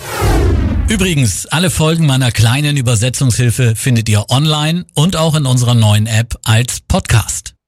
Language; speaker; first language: German; native; German